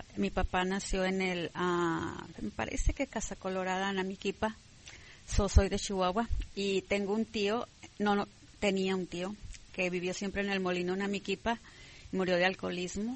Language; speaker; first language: Spanish; native; Spanish